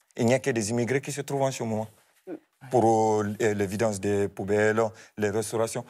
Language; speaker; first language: French; non-native, local second language; Fula